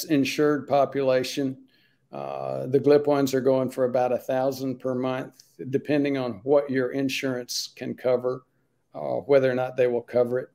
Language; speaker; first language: English; native; English